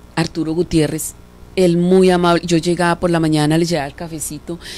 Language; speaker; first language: Spanish; native; Spanish